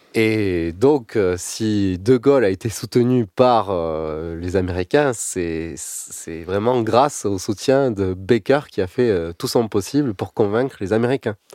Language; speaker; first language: French; native; French